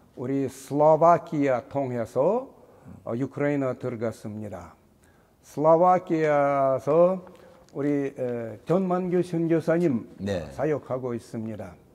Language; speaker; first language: Korean; non-native, learner; Russian